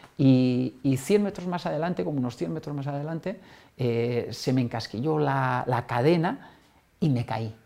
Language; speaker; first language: Spanish; native; Spanish